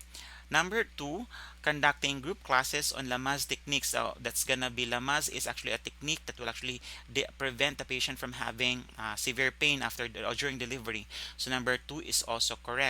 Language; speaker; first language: English; non-native, local second language; Filipino